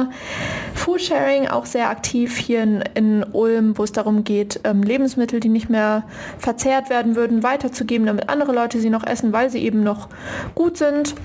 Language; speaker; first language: German; native; German